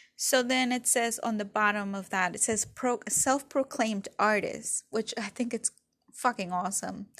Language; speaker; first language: English; early bilingual, other home language; Spanish